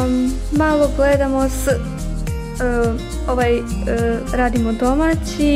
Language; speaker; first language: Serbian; non-native, local second language; Slovak